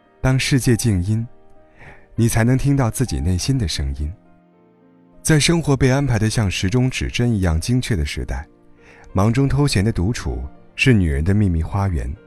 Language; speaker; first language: Chinese; native; Chinese